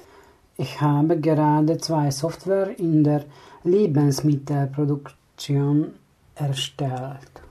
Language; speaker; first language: German; non-native, learner; Hungarian